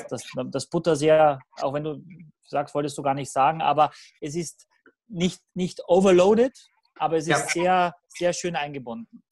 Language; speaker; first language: German; native; German